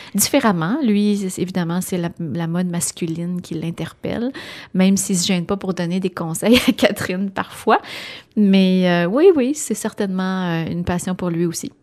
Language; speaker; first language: French; native; French